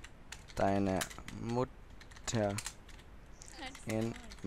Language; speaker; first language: German; native; German